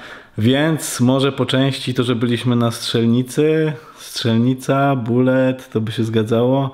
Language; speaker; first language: Polish; native; Polish